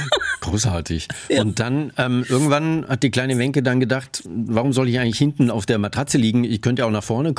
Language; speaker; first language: German; native; German